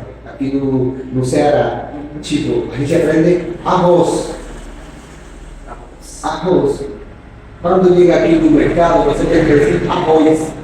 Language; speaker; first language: Portuguese; non-native, fluent; Spanish